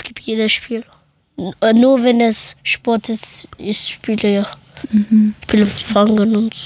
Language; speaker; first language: German; early bilingual, other home language; Persian